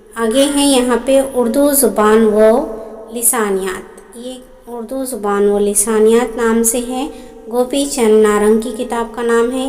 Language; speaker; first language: Urdu; native; Urdu